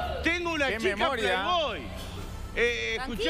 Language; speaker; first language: Spanish; native; Spanish